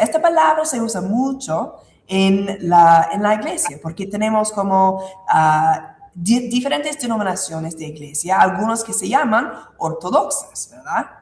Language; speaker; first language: Spanish; non-native, fluent; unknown